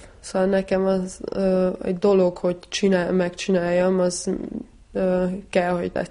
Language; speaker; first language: Hungarian; non-native, fluent; Serbian